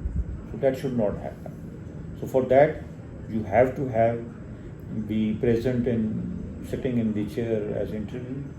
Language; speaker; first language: English; non-native, local second language; Urdu